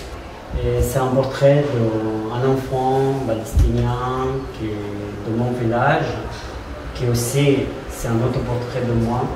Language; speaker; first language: French; non-native, fluent; Arabic